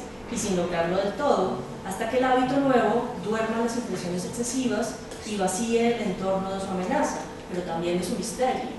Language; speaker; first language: Spanish; native; Spanish